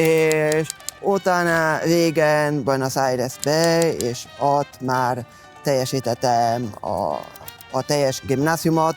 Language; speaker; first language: Hungarian; non-native, fluent; Spanish